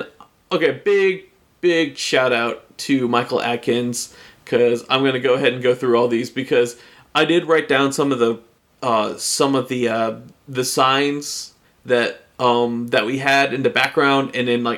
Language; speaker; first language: English; native; English